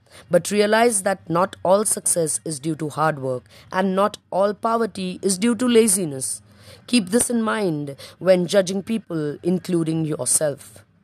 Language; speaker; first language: English; non-native, local second language; Marathi